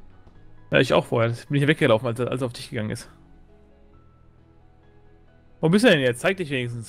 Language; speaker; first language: German; native; German